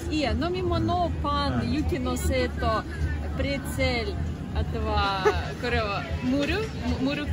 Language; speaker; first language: Japanese; non-native, learner; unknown